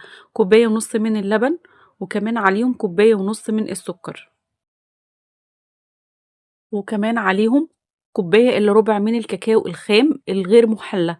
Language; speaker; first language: Arabic; native; Arabic